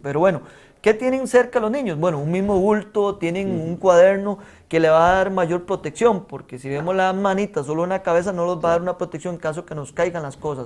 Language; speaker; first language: Spanish; native; Spanish